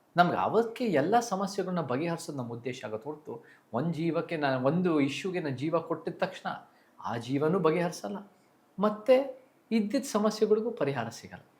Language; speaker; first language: Kannada; early bilingual, heritage; Kannada